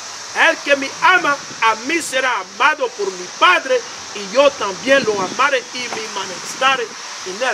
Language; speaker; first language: Spanish; non-native, learner; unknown